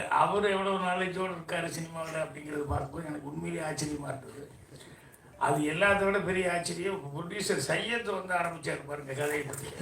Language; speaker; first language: Tamil; native; Tamil